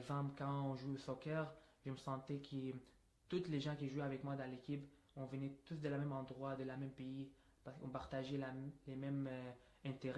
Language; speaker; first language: French; non-native, fluent; Arabic